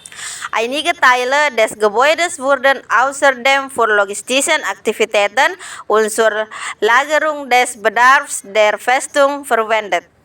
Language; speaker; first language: German; non-native, learner; Indonesian